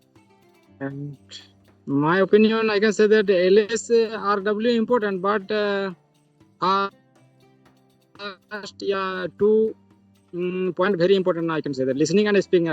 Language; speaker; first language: English; non-native, learner; Santali